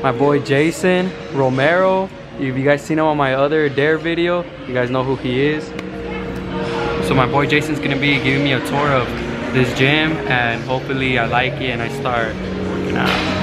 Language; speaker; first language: English; early bilingual, other home language; Spanish